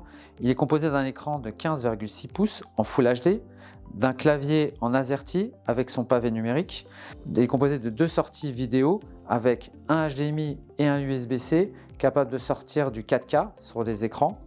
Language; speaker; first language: French; native; French